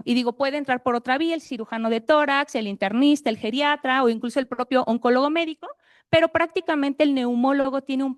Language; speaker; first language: Spanish; native; Spanish